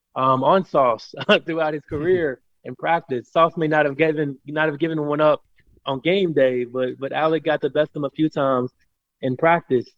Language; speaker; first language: English; native; English